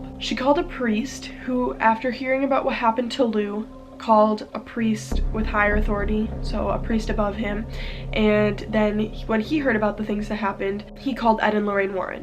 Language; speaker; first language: English; native; English